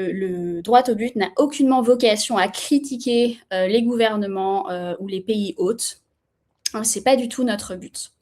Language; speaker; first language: French; native; French